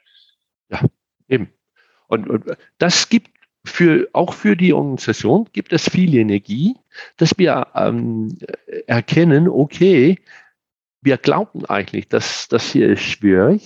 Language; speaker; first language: German; non-native, fluent; Danish